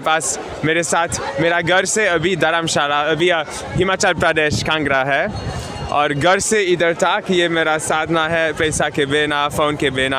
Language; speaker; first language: Hindi; non-native, learner; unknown